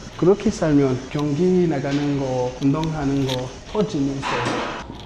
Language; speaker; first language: Korean; non-native, learner; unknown